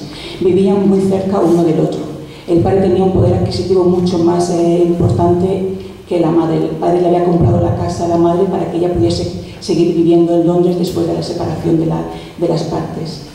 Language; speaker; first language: Spanish; native; Spanish